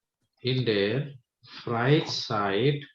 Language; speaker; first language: German; non-native, fluent; Hindi